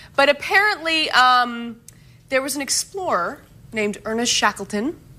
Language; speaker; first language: English; native; English